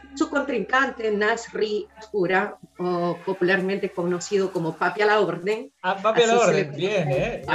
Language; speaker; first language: Spanish; native; Spanish